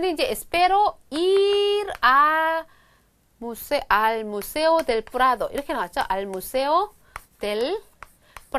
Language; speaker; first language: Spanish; non-native, fluent; Korean